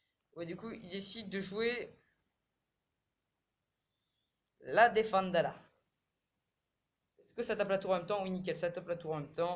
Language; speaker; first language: French; native; French